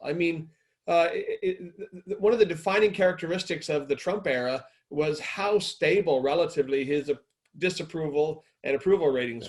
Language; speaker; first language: English; native; English